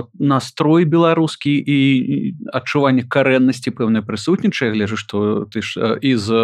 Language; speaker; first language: Belarusian; non-native, local second language; Russian